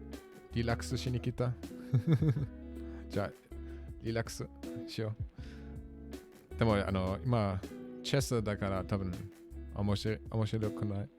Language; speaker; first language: Japanese; non-native, learner; German